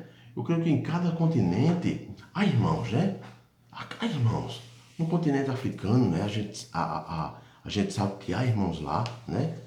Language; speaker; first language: Portuguese; native; Portuguese